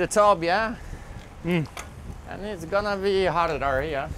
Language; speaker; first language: English; non-native, fluent; Slovak